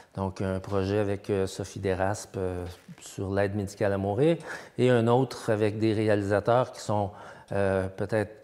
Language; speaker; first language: French; native; French